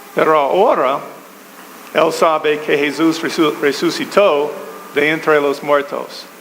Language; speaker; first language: Spanish; non-native, fluent; English